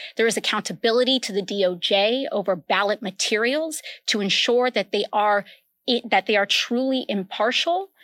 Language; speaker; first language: English; early bilingual, other home language; Spanish